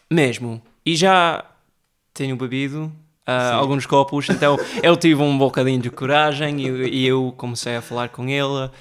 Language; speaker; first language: Portuguese; early bilingual, heritage; Portuguese